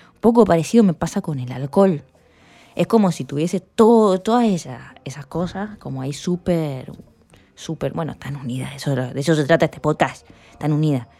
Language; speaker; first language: Spanish; native; Spanish